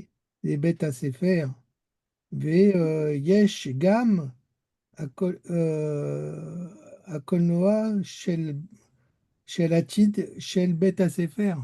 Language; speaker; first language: Hebrew; non-native, learner; French